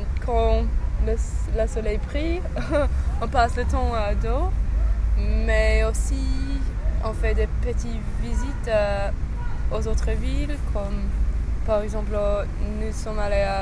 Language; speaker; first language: French; non-native, learner; English